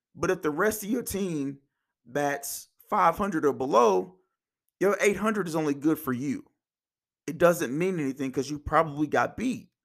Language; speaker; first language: English; native; English